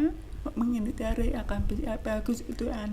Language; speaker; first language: Indonesian; non-native, local second language; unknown